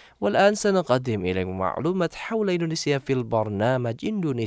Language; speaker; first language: Arabic; non-native, fluent; Indonesian